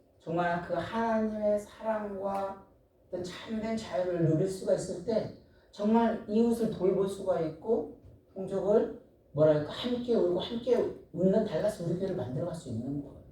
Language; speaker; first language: Korean; native; Korean